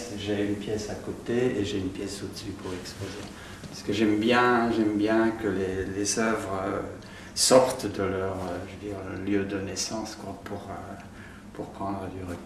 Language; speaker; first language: French; native; French